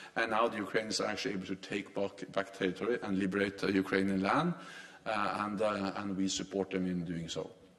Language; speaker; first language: English; non-native, fluent; Norwegian